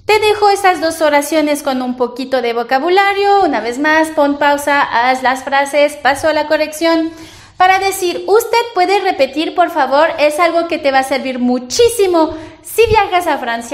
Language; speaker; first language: Spanish; non-native, fluent; French